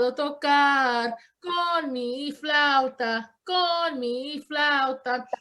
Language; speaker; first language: Spanish; early bilingual, heritage; Spanish